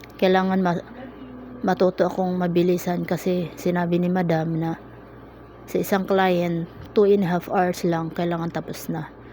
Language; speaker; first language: Filipino; non-native, local second language; Cebuano